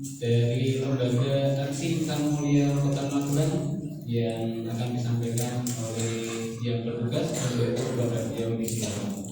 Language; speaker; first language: Indonesian; native; Indonesian